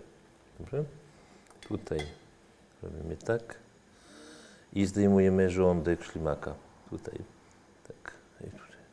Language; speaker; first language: Polish; non-native, fluent; French